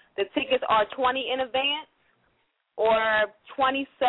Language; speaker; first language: English; native; English